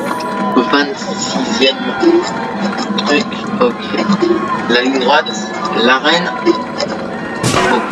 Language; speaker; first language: French; native; French